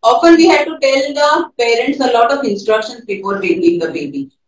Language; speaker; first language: English; non-native, local second language; Marathi